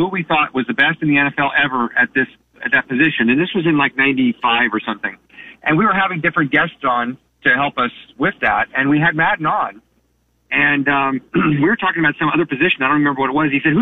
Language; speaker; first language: English; native; English